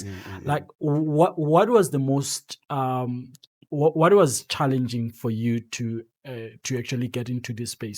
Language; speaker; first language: English; non-native, local second language; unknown